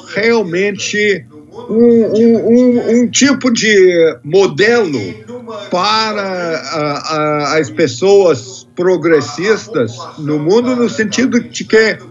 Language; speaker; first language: Portuguese; non-native, fluent; English